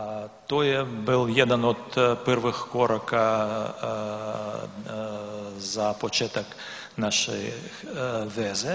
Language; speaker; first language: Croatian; non-native, learner; Russian